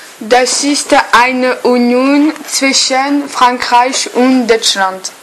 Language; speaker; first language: German; non-native, learner; French